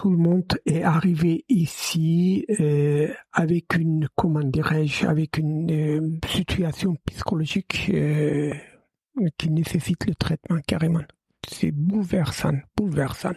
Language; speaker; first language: French; non-native, fluent; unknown